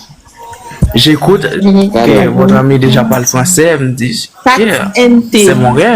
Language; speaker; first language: French; non-native, learner; Haitian Creole